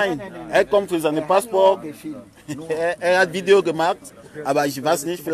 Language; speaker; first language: German; non-native, learner; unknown